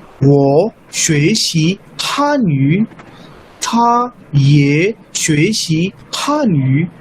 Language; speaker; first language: Chinese; non-native, fluent; Urdu